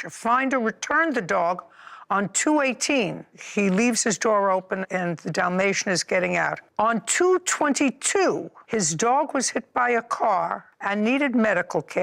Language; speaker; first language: English; native; English